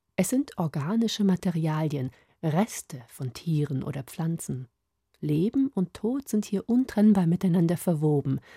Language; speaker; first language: German; native; German